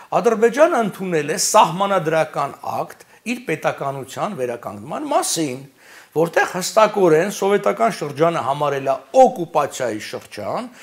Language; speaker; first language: Armenian; native; Armenian